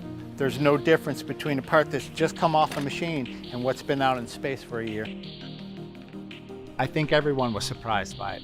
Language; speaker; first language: English; native; English